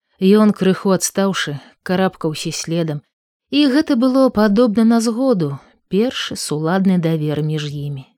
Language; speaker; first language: Belarusian; native; Belarusian